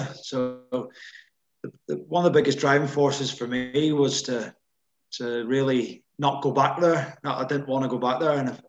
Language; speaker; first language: English; native; English